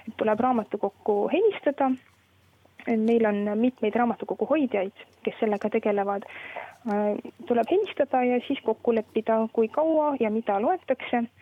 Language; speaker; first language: Estonian; native; Estonian